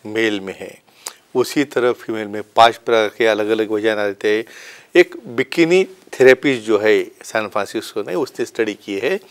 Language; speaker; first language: Hindi; non-native, local second language; Marathi